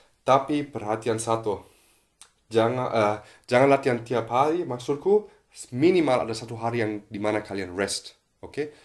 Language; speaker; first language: Indonesian; non-native, fluent; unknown